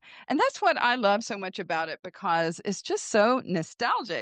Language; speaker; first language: English; native; English